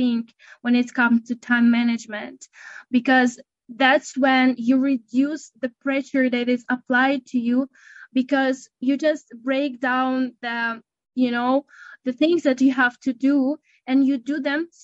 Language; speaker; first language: English; non-native, fluent; Russian